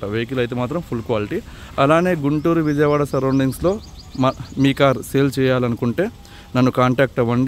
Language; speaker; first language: Telugu; native; Telugu